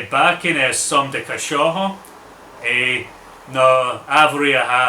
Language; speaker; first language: Portuguese; non-native, learner; English